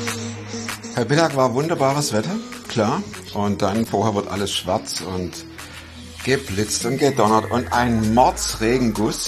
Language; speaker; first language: German; native; German